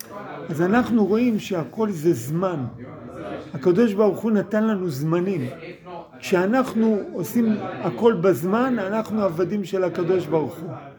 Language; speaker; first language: Hebrew; non-native, fluent; English